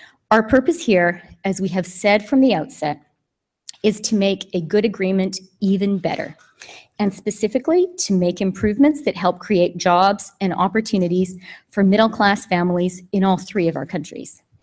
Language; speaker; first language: English; native; English